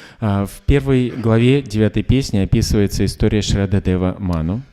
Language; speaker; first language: Russian; native; Russian